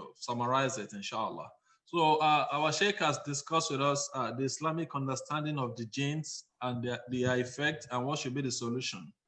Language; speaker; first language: English; non-native, local second language; Yoruba